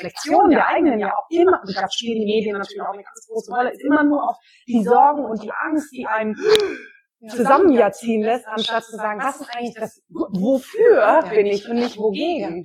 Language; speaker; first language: German; native; German